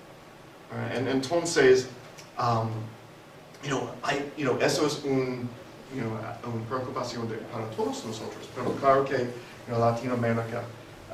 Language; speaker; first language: Spanish; non-native, fluent; English